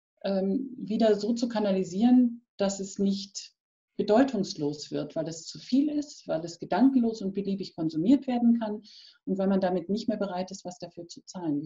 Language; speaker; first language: German; native; German